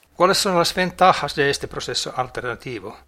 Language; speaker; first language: Spanish; non-native, fluent; English